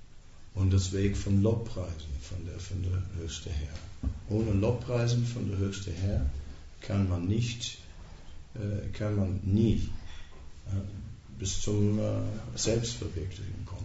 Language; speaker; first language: German; non-native, fluent; Dutch